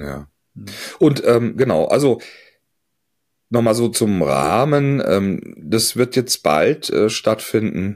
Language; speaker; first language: German; native; German